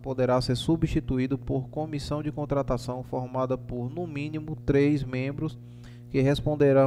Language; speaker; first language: Portuguese; native; Portuguese